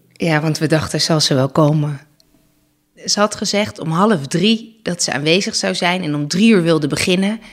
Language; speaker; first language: Dutch; native; Dutch